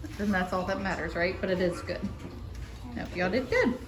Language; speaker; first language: English; native; English